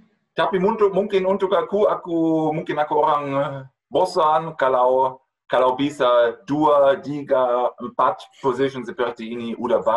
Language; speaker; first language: Indonesian; non-native, fluent; German